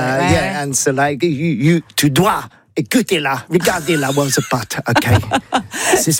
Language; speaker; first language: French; non-native, learner; English